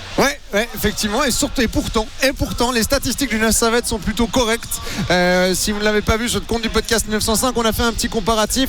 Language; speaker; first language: French; native; French